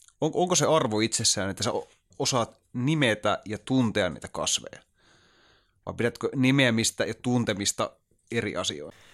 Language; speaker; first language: Finnish; native; Finnish